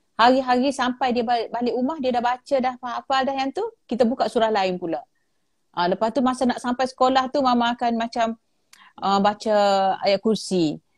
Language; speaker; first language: Malay; native; Malay